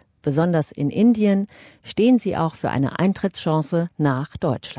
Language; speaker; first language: German; native; German